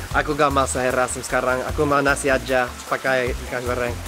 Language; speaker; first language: Indonesian; non-native, learner; English